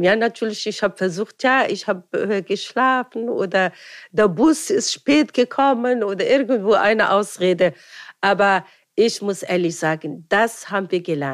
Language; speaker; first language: German; non-native, fluent; Arabic